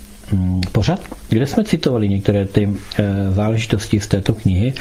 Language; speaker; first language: Czech; native; Czech